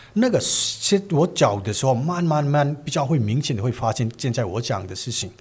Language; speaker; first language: Chinese; non-native, learner; Manipuri